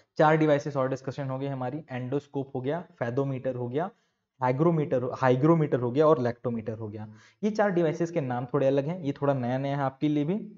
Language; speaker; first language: Hindi; native; Hindi